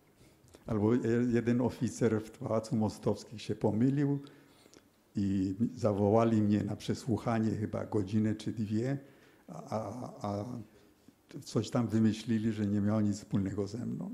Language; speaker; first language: Polish; early bilingual, heritage; Polish